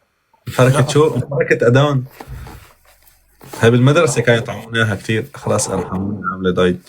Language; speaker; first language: Arabic; native; Arabic